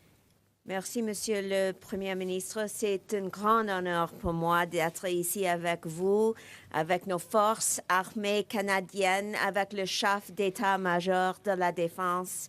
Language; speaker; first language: French; non-native, fluent; English